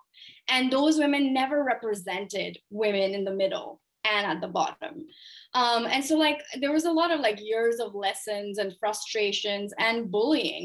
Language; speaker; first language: English; non-native, local second language; Urdu